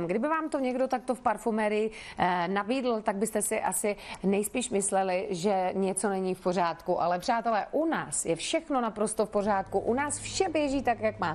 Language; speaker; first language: Czech; native; Czech